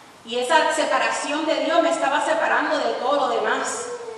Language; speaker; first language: Spanish; early bilingual, heritage; Spanish